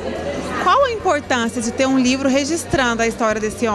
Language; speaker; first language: Portuguese; native; Portuguese